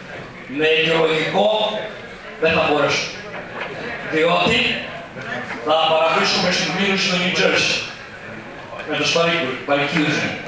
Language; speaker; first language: Greek; early bilingual, heritage; Greek